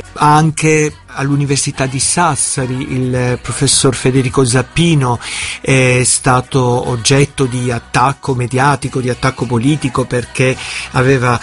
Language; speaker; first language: Italian; native; Italian